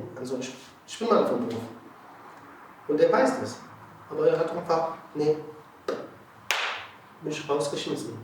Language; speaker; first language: German; non-native, learner; Arabic